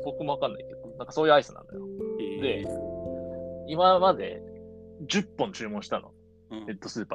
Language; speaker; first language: Japanese; native; Japanese